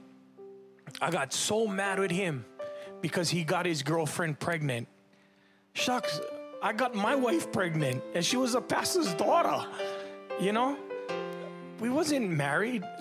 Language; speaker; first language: English; native; English